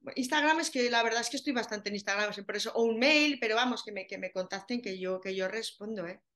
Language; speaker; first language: Spanish; native; Spanish